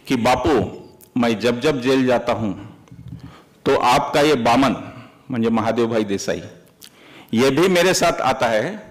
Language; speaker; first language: Hindi; non-native, local second language; Marathi